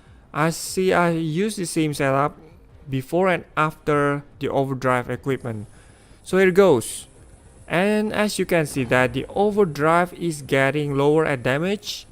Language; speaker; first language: English; non-native, fluent; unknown